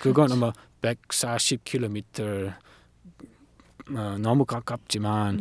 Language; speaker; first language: Korean; non-native, learner; English